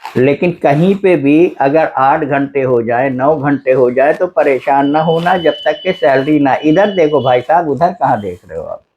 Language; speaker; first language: Hindi; native; Hindi